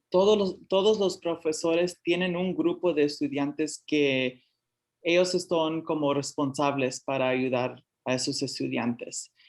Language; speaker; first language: Spanish; early bilingual, heritage; Spanish